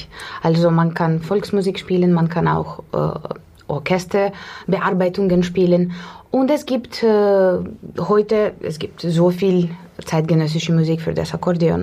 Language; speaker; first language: German; non-native, fluent; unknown